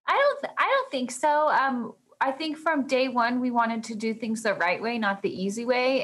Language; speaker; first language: English; native; English